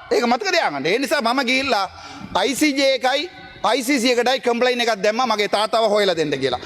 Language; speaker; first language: Sinhala; non-native, local second language; Tamil